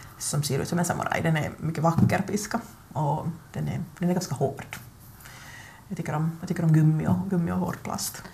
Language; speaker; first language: Swedish; native; Swedish